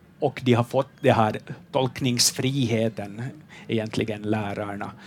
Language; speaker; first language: Swedish; native; Swedish